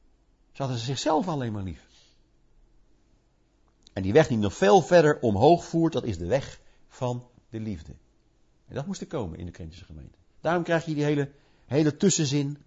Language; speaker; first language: Dutch; native; Dutch